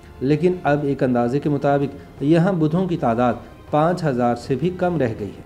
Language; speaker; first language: Urdu; native; Urdu